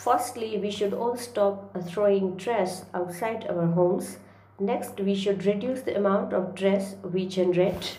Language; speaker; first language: English; non-native, local second language; Gujarati